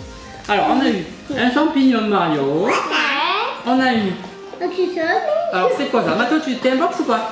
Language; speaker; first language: French; native; French